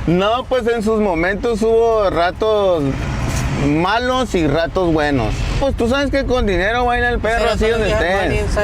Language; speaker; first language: Spanish; native; Spanish